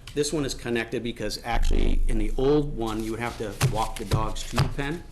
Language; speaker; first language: English; native; English